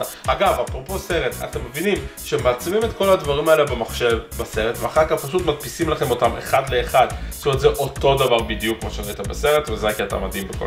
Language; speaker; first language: Hebrew; native; Hebrew